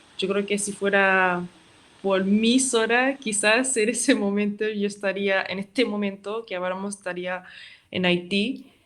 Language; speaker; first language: Spanish; non-native, fluent; Haitian Creole